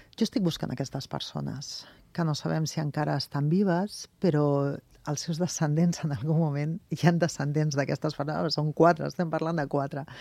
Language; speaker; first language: Catalan; non-native, local second language; Spanish